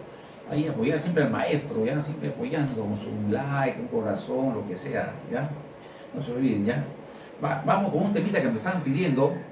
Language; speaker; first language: Spanish; native; Spanish